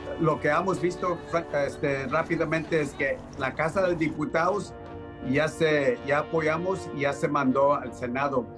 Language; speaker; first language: Spanish; early bilingual, heritage; Spanish